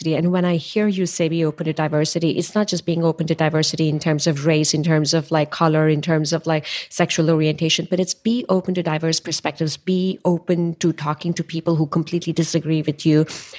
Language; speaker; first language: English; non-native, local second language; Tamil